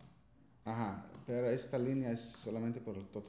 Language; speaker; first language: Spanish; non-native, fluent; English